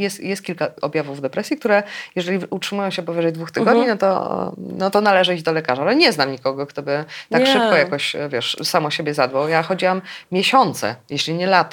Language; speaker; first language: Polish; native; Polish